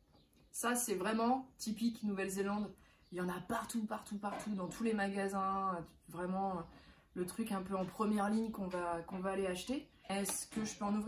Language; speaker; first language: French; native; French